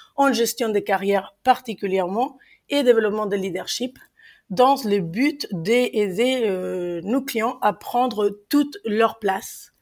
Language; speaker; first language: French; non-native, fluent; Spanish